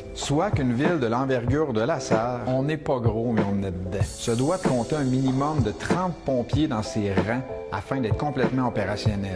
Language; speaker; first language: French; native; French